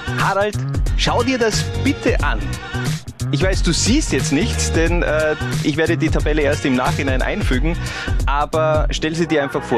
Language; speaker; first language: German; native; German